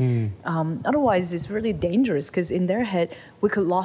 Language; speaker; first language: English; non-native, local second language; Cantonese